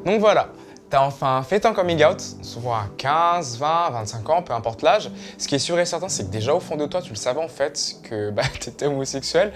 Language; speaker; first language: French; non-native, local second language; Rundi